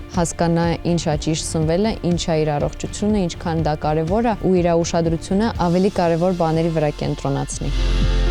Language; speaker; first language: Armenian; early bilingual, heritage; Armenian